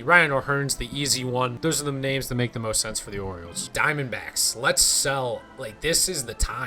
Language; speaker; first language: English; native; English